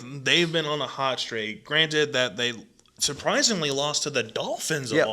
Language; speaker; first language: English; native; English